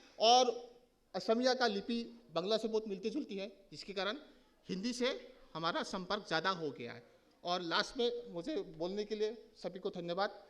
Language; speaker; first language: Hindi; non-native, local second language; Assamese